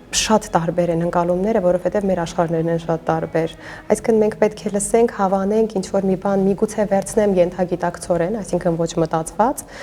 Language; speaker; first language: Armenian; native; Armenian